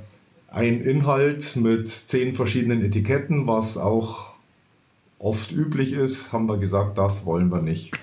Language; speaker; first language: German; native; German